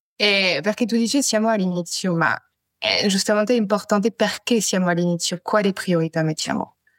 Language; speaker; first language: Italian; non-native, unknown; French